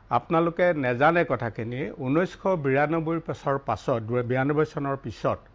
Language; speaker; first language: Assamese; native; Assamese